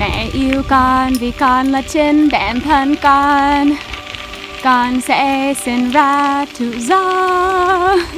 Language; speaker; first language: Vietnamese; non-native, fluent; English